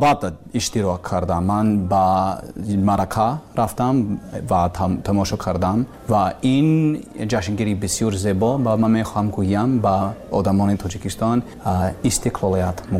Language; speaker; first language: Persian; non-native, learner; English